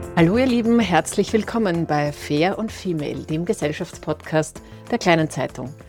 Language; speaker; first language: German; native; German